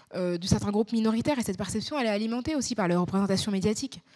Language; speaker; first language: French; native; French